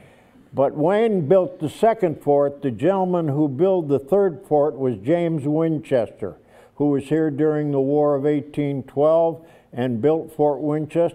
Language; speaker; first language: English; native; English